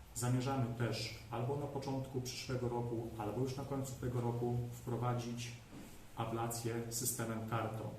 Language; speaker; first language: Polish; native; Polish